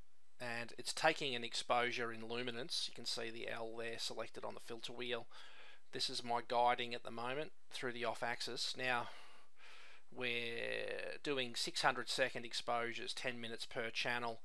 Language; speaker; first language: English; native; English